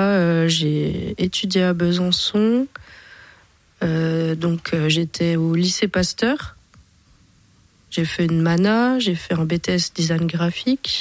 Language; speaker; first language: French; native; French